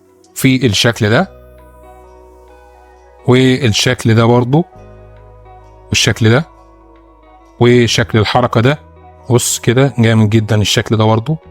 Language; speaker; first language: Arabic; native; Arabic